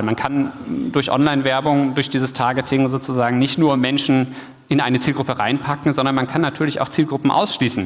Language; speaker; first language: German; native; German